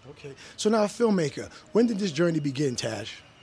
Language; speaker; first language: English; native; English